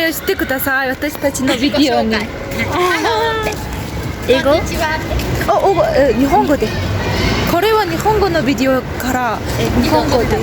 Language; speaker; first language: Japanese; non-native, learner; Mongolian